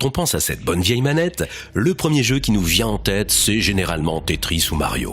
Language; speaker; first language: French; native; French